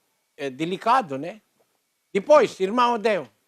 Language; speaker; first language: Portuguese; non-native, learner; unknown